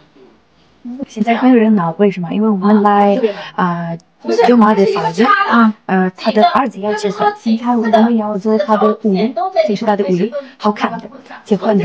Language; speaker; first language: Chinese; non-native, learner; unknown